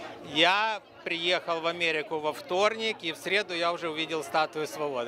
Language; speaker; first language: Russian; native; Russian